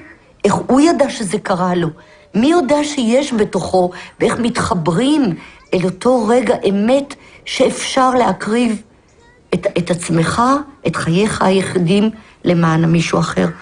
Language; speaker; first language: Hebrew; early bilingual, other home language; Polish